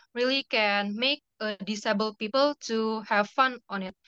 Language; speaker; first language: English; non-native, fluent; Indonesian